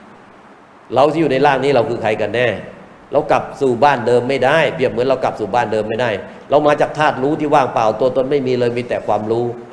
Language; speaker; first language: Thai; native; Thai